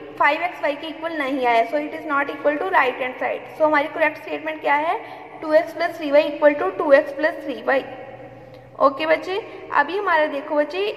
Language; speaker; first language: Hindi; non-native, local second language; Punjabi